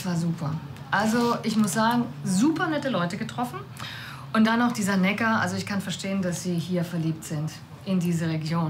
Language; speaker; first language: German; native; German